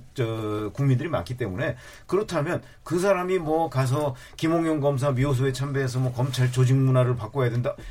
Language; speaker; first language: Korean; native; Korean